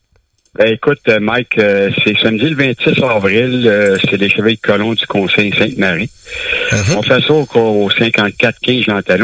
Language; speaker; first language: French; native; French